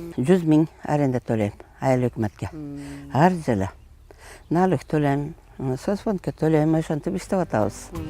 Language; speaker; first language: Kyrgyz; non-native, local second language; Uzbek